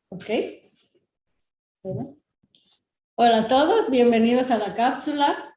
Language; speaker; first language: Spanish; native; Spanish